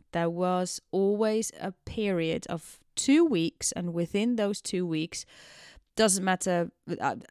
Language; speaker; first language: English; non-native, fluent; Dutch